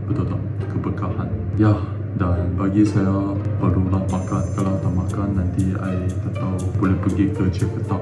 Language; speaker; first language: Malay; non-native, local second language; Chinese